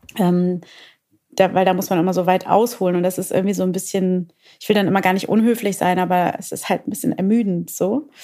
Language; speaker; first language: German; early bilingual, other home language; Portuguese